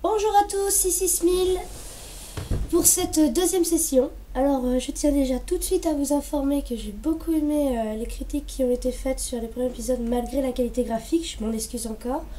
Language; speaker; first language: French; native; French